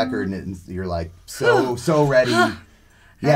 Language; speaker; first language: English; native; English